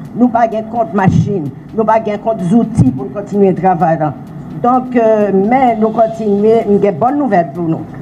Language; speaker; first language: French; non-native, fluent; Swahili